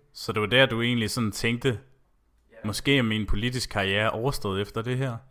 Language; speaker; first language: Danish; native; Danish